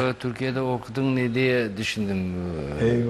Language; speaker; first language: Turkish; non-native, learner; Bosnian